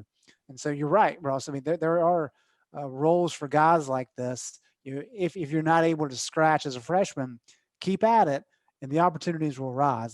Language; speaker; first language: English; native; English